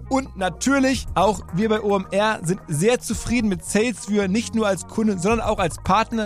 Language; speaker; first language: German; native; German